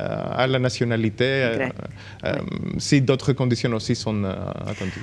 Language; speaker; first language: French; non-native, local second language; Greek